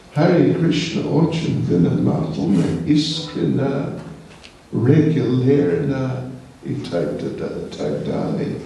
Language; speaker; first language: Russian; non-native, learner; English